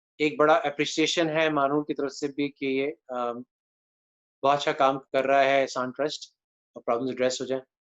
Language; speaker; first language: Urdu; native; Urdu